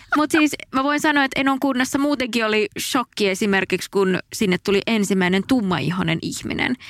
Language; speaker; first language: Finnish; native; Finnish